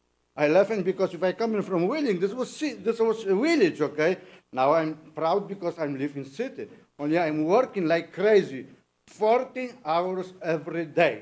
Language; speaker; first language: English; non-native, learner; Polish